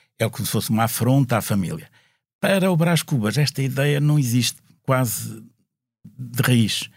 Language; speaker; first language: Portuguese; native; Portuguese